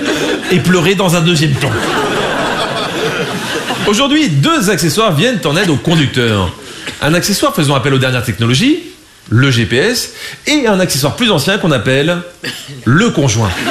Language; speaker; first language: French; native; French